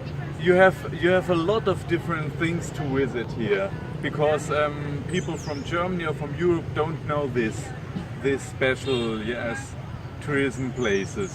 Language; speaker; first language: English; non-native, learner; German